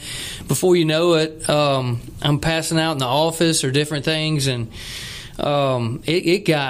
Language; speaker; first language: English; native; English